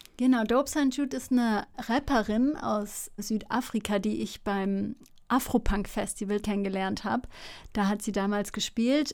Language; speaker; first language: German; early bilingual, other home language; Turkish